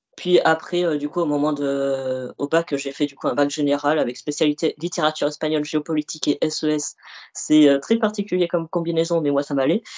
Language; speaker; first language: French; early bilingual, other home language; Arabic